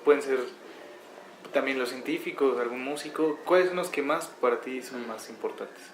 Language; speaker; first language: Spanish; native; Spanish